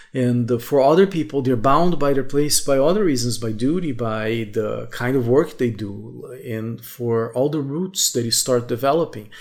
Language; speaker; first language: English; non-native, fluent; Portuguese